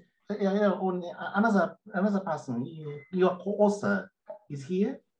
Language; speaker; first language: English; non-native, learner; Japanese